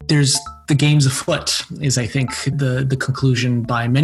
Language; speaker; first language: English; non-native, fluent; Bosnian